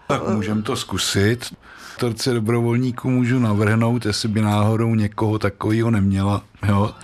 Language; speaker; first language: Czech; native; Czech